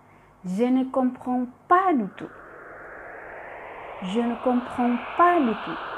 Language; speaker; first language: French; non-native, fluent; Indonesian